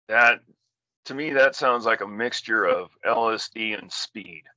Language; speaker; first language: English; native; English